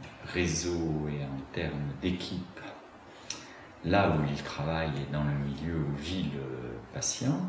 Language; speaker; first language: French; native; French